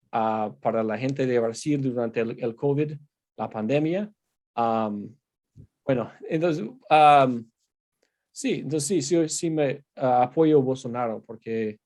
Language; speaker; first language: Spanish; non-native, fluent; English